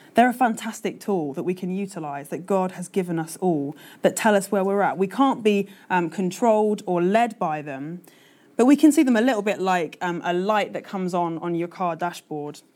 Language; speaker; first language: English; native; English